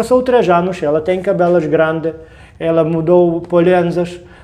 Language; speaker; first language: Portuguese; non-native, learner; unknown